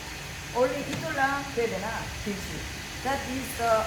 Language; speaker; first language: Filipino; non-native, learner; Korean